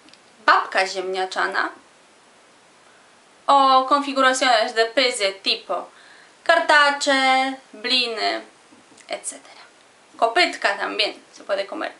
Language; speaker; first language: Spanish; non-native, fluent; Polish